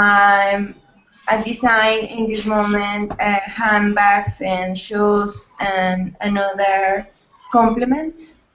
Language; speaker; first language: English; non-native, learner; Spanish